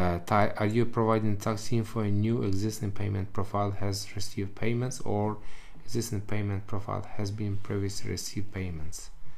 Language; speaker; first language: English; non-native, learner; Albanian